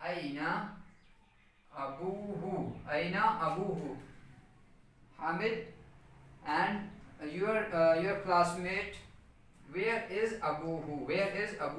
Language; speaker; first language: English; non-native, local second language; Urdu